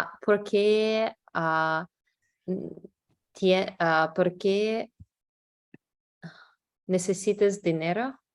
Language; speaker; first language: Spanish; non-native, learner; English